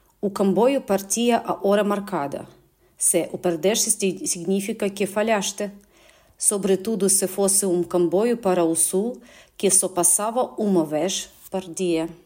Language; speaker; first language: Portuguese; non-native, fluent; Russian